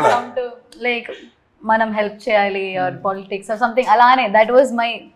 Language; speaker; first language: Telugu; non-native, learner; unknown